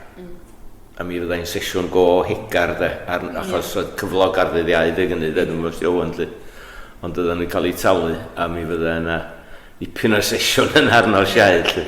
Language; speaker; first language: Welsh; native; Welsh